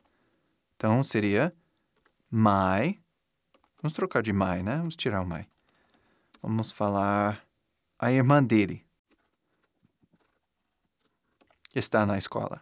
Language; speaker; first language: Portuguese; non-native, fluent; English